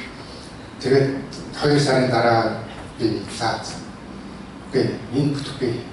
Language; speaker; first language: Mongolian; early bilingual, heritage; Mongolian